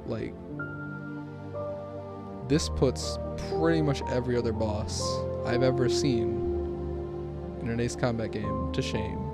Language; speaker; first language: English; native; English